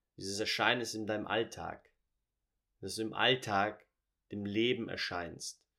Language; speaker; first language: German; early bilingual, heritage; Portuguese